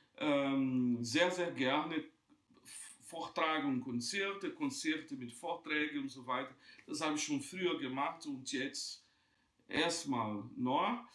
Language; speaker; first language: German; non-native, fluent; Portuguese